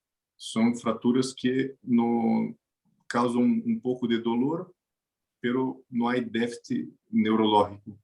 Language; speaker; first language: Spanish; non-native, learner; Portuguese